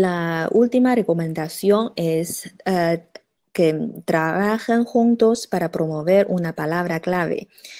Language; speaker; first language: Spanish; non-native, fluent; Chinese